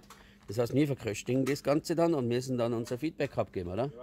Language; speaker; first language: German; native; German